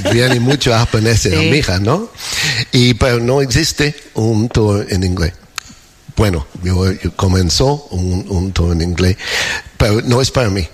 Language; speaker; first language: Spanish; non-native, fluent; English